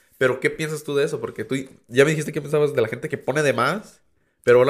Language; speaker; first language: Spanish; early bilingual, heritage; Spanish